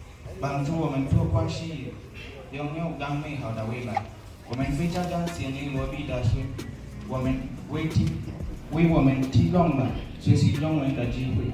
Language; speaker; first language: Chinese; non-native, learner; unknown